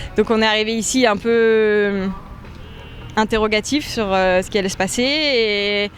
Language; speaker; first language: French; native; French